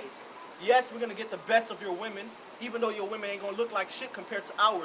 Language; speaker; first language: English; native; English